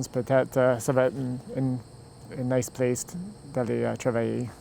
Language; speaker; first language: French; non-native, local second language; English